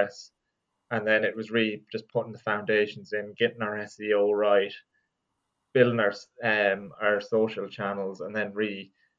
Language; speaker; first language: English; native; English